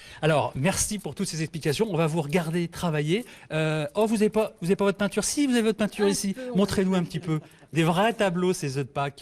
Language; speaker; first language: French; native; French